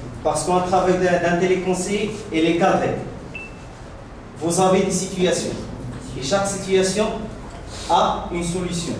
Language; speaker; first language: French; non-native, local second language; Arabic